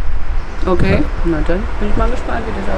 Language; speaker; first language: German; native; German